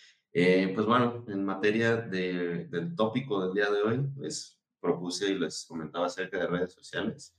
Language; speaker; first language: Spanish; native; Spanish